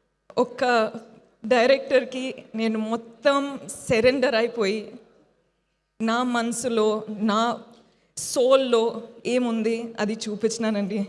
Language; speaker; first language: Telugu; non-native, fluent; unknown